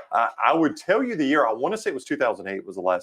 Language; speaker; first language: English; native; English